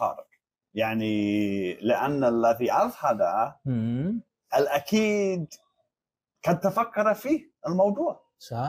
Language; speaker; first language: Arabic; non-native, fluent; English